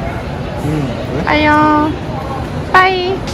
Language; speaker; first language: Korean; non-native, fluent; Romanian